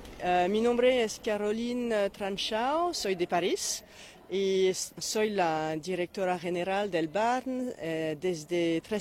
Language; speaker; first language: Spanish; non-native, fluent; French